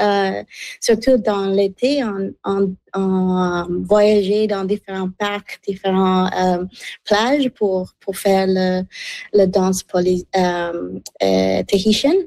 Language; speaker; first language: French; non-native, learner; English